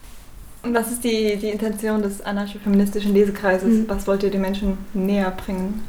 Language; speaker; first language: German; native; German